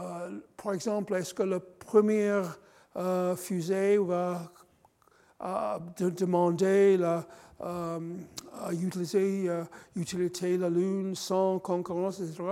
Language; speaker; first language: French; non-native, fluent; English